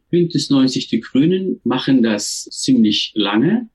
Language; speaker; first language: German; non-native, fluent; Turkish